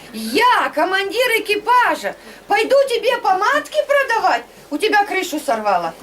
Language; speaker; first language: Russian; non-native, local second language; Ukrainian